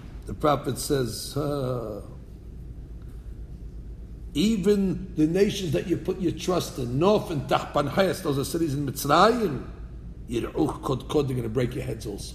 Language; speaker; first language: English; native; English